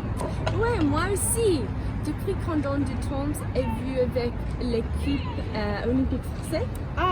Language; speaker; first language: French; non-native, learner; English